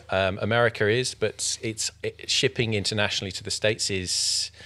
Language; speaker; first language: English; native; English